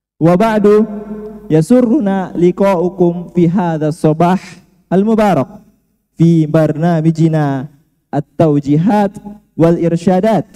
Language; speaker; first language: Arabic; non-native, learner; Indonesian